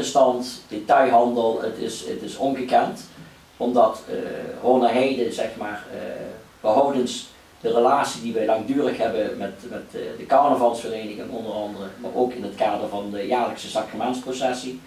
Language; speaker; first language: Dutch; native; Dutch